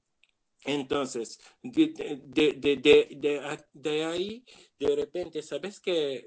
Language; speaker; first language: Spanish; non-native, learner; Japanese